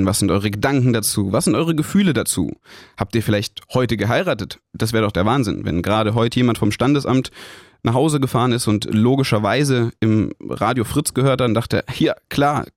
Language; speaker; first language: German; native; German